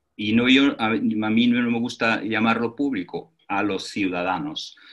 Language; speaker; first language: Spanish; non-native, fluent; German